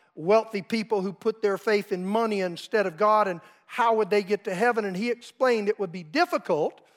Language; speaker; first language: English; native; English